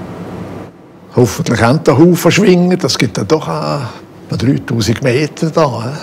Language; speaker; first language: German; native; German